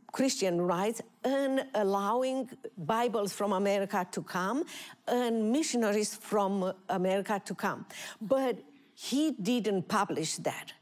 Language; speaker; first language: English; non-native, fluent; Romanian